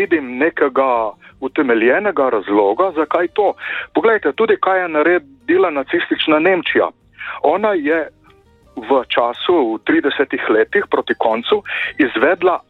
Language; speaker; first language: Slovenian; native; Slovenian